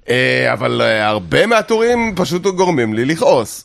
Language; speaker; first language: Hebrew; native; Hebrew